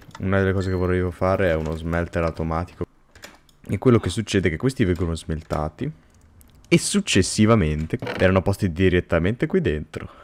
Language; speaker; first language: Italian; native; Italian